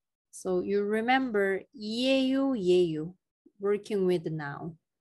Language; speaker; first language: English; non-native, fluent; Korean